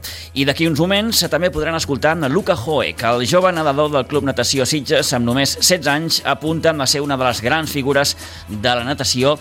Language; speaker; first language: Catalan; native; Catalan